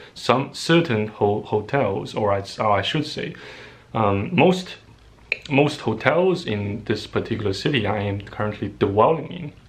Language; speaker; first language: English; non-native, fluent; Chinese